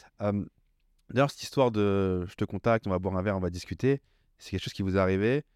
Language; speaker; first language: French; native; French